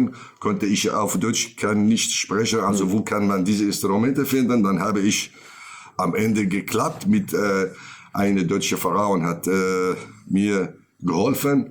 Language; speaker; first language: German; non-native, learner; Kurdish